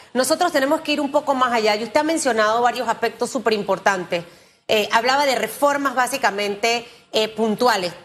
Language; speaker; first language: Spanish; native; Spanish